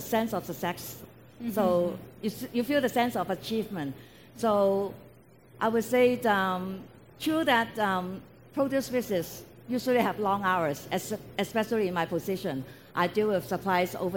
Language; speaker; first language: English; non-native, local second language; Cantonese